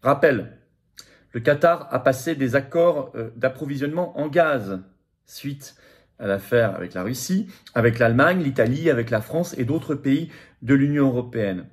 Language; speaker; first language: French; native; French